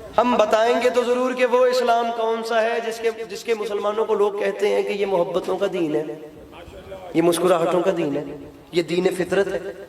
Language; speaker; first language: Urdu; non-native, local second language; Punjabi